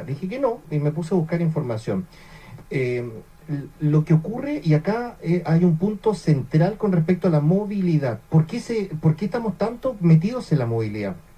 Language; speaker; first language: Spanish; native; Spanish